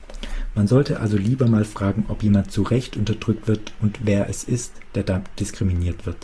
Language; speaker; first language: German; native; German